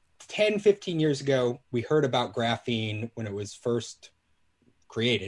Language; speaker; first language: English; native; English